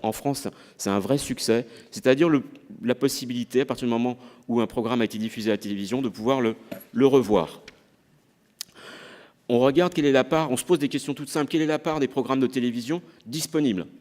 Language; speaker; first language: French; native; French